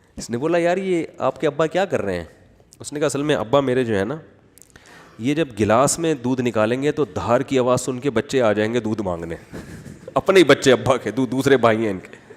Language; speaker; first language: Urdu; native; Urdu